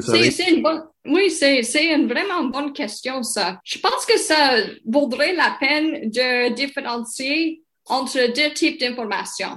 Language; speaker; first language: French; non-native, local second language; English